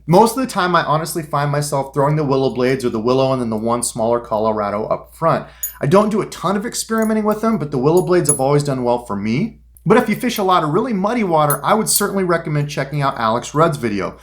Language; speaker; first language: English; native; English